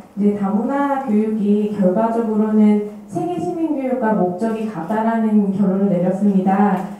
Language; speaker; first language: Korean; native; Korean